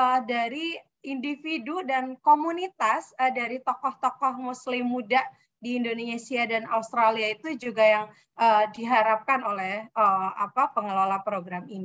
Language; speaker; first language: Indonesian; native; Indonesian